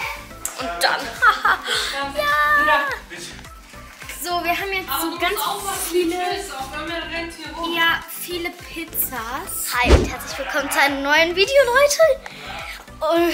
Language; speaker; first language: German; early bilingual, other home language; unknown